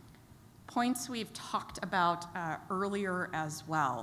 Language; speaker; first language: English; native; English